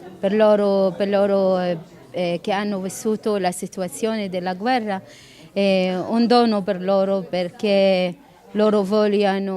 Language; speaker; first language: Italian; non-native, fluent; Arabic